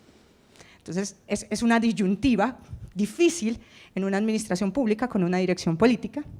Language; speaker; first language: Spanish; native; Spanish